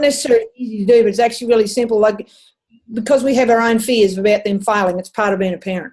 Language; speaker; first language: English; native; English